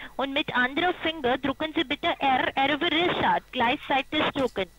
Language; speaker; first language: German; non-native, learner; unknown